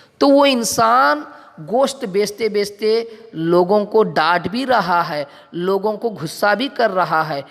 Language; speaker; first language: Urdu; native; Urdu